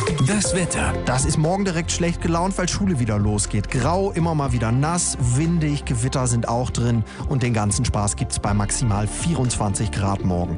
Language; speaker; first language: German; native; German